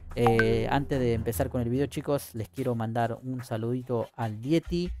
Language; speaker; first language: Spanish; native; Spanish